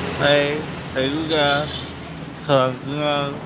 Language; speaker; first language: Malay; non-native, local second language; Balinese